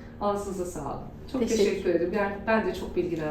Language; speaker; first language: Turkish; native; Turkish